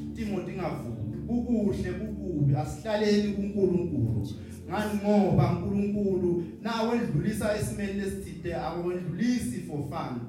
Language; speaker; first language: Zulu; non-native, local second language; Swati